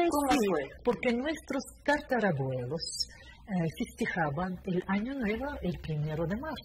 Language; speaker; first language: Spanish; non-native, fluent; Russian